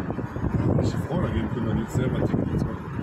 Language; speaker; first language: German; native; German